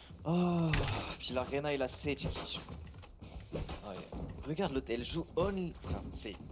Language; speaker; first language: French; native; French